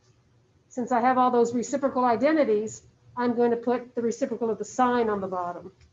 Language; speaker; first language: English; native; English